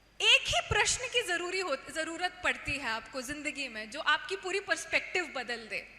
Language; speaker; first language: Hindi; non-native, local second language; Kannada